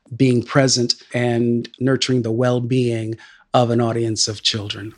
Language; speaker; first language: English; native; English